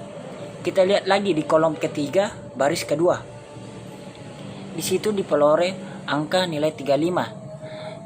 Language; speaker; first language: Indonesian; native; Indonesian